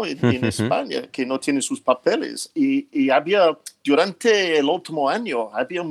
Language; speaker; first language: Spanish; non-native, fluent; English